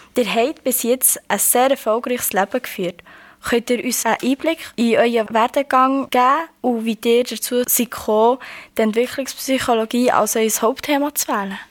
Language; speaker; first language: German; native; German